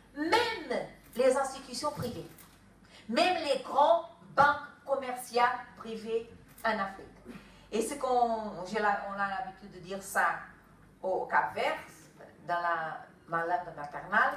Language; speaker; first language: French; non-native, fluent; Kabuverdianu